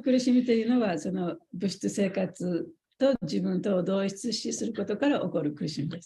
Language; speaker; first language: Japanese; native; Japanese